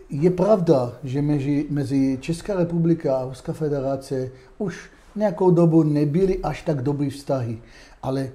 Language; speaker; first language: Czech; non-native, fluent; Hebrew